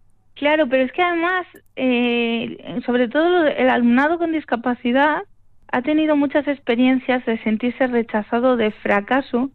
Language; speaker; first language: Spanish; native; Spanish